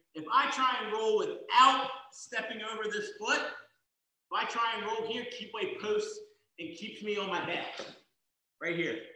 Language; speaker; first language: English; native; English